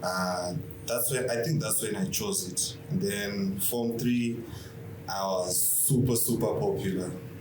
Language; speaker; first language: English; non-native, local second language; Shona